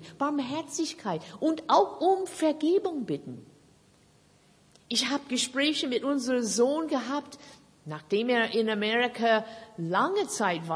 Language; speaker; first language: German; non-native, fluent; English